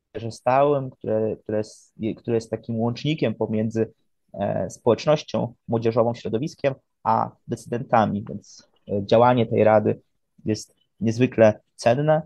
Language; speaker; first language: Polish; native; Polish